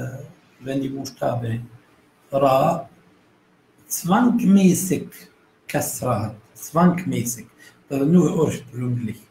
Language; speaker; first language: German; non-native, fluent; Arabic